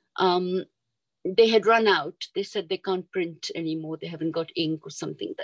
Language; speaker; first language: English; non-native, local second language; Urdu